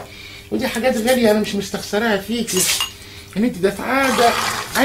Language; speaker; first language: Arabic; native; Arabic